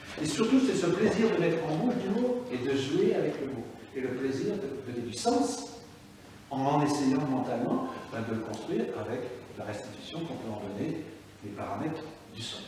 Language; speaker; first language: French; native; French